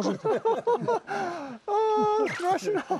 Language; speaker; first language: Russian; non-native, local second language; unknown